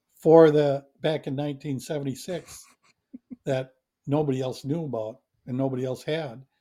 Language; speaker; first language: English; native; English